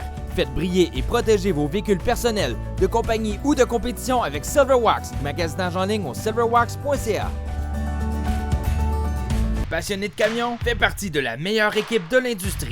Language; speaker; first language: French; native; French